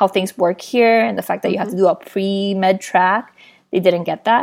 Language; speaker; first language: English; native; English